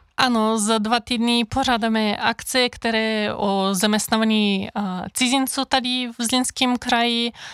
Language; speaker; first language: Czech; non-native, fluent; Bulgarian